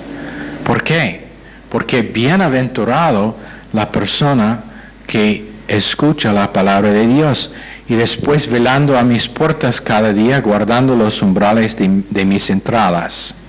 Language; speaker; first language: Spanish; non-native, fluent; English